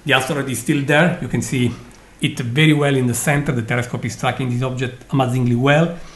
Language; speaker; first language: English; non-native, fluent; Italian